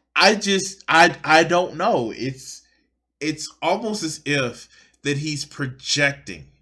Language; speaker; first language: English; native; English